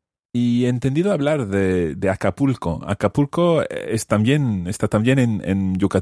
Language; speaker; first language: Spanish; non-native, fluent; English